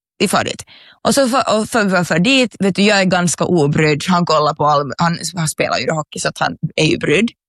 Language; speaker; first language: Swedish; native; Swedish